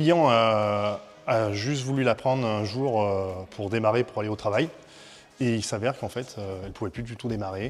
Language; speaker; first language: French; native; French